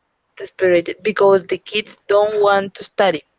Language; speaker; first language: English; non-native, learner; Spanish